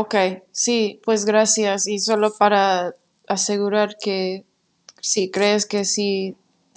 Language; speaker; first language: Spanish; non-native, fluent; English